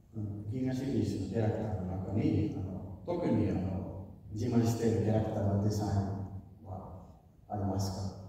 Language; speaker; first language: Japanese; non-native, fluent; Finnish